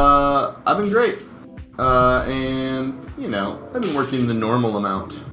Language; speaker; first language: English; native; English